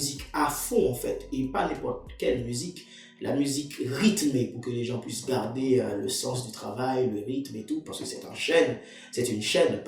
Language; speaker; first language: French; non-native, local second language; Haitian Creole